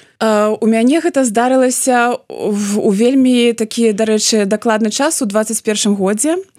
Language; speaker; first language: Belarusian; non-native, local second language; Russian